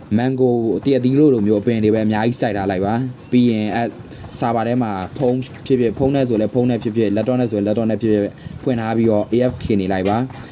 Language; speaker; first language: Burmese; native; Burmese